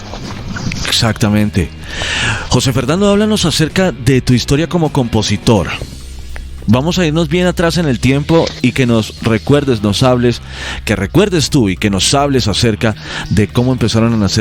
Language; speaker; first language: Spanish; native; Spanish